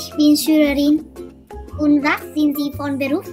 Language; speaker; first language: German; non-native, learner; Vietnamese